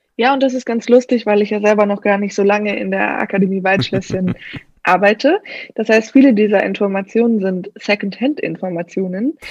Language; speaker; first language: German; native; German